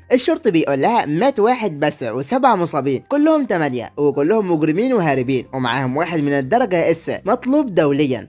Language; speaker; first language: Arabic; native; Arabic